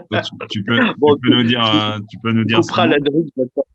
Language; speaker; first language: French; native; French